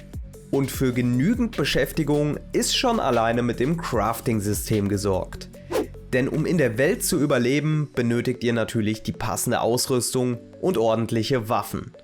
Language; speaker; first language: German; native; German